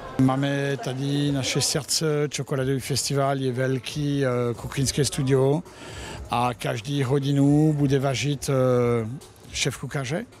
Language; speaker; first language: Czech; non-native, learner; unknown